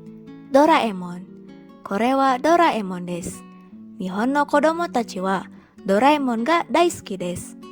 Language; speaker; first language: Japanese; non-native, learner; Indonesian